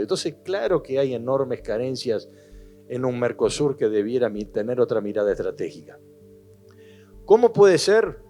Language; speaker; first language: Spanish; native; Spanish